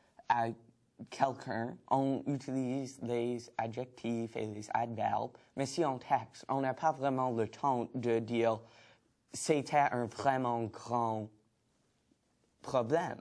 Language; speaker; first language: French; non-native, learner; English